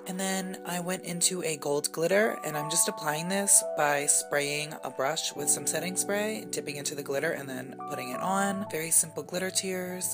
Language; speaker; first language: English; native; English